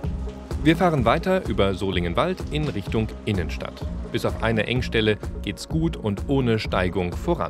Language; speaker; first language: German; native; German